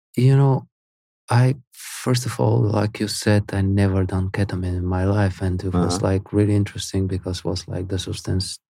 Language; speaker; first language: English; non-native, fluent; Spanish